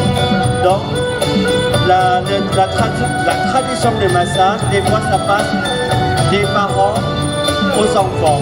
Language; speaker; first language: French; non-native, fluent; Thai